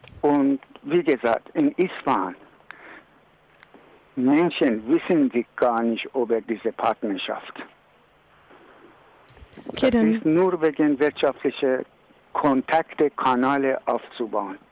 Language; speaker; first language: German; non-native, learner; Persian